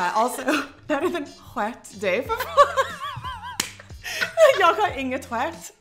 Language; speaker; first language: Swedish; non-native, learner; English